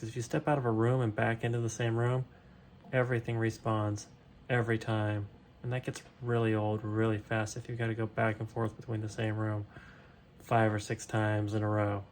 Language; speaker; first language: English; native; English